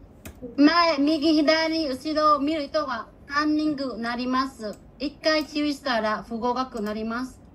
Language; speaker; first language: Japanese; non-native, fluent; Bangla